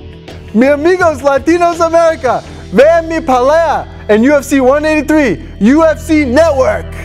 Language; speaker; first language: Spanish; non-native, learner; English